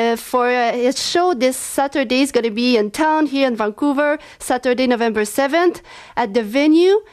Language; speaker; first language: English; non-native, fluent; French